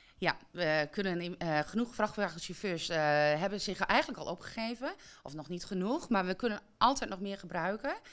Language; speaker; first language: Dutch; native; Dutch